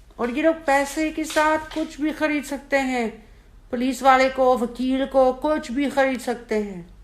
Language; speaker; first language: Hindi; early bilingual, heritage; Hindi